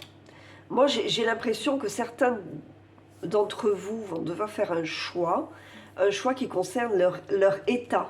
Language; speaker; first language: French; native; French